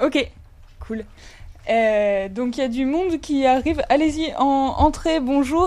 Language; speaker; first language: French; native; French